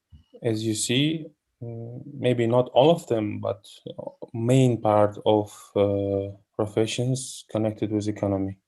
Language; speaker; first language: English; non-native, learner; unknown